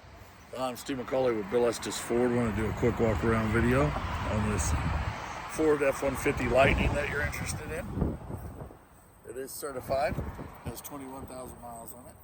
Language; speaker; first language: English; native; English